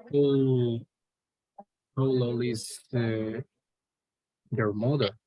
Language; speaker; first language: English; non-native, learner; Spanish